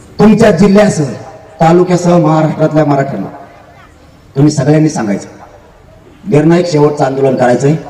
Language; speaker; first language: Marathi; native; Marathi